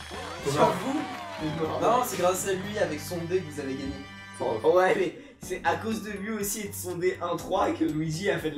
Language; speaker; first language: French; native; French